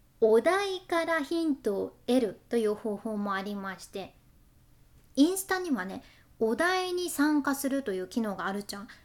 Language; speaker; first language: Japanese; native; Japanese